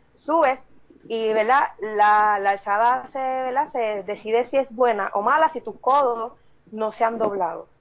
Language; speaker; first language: Spanish; native; Spanish